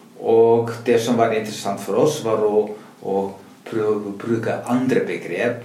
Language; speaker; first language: Norwegian; non-native, fluent; Icelandic